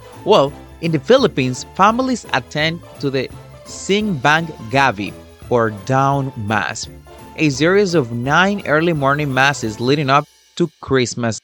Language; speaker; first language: English; non-native, fluent; Spanish